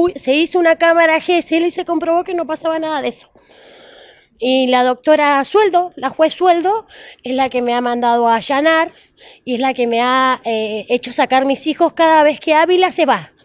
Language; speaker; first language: Spanish; native; Spanish